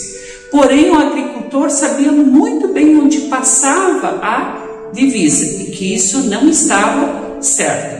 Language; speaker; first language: Portuguese; native; Portuguese